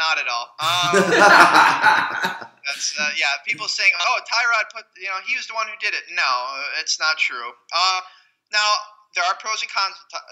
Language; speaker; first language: English; native; English